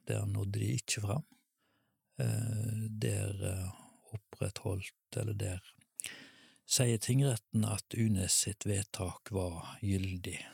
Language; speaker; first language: Norwegian; native; Norwegian